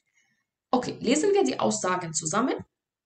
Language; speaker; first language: German; non-native, fluent; Arabic